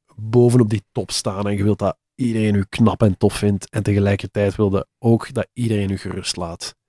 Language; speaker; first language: Dutch; native; Dutch